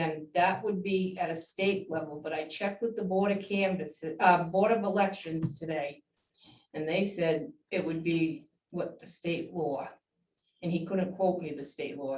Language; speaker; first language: English; native; English